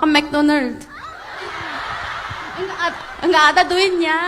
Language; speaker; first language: Indonesian; non-native, fluent; Korean